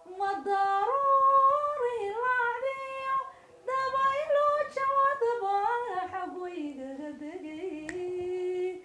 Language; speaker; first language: Somali; native; Somali